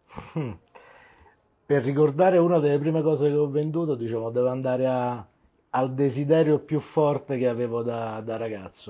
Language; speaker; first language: Italian; native; Italian